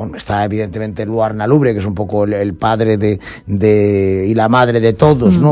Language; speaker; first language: Spanish; native; Spanish